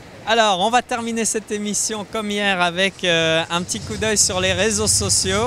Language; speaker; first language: French; native; French